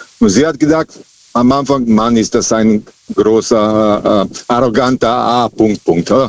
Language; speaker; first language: German; non-native, fluent; Serbian